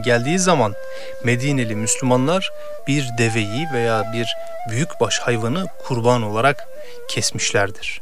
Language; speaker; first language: Turkish; native; Turkish